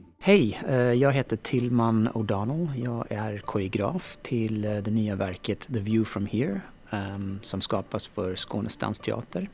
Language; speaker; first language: Swedish; non-native, fluent; English